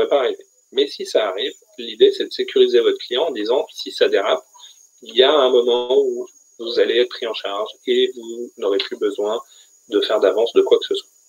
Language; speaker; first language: French; native; French